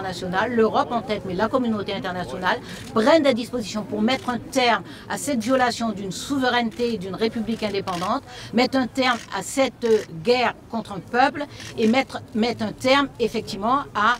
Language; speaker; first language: French; native; French